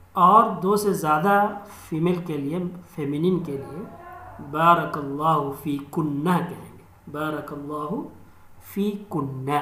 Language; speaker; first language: Urdu; native; Urdu